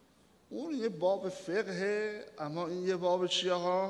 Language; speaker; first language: Persian; native; Persian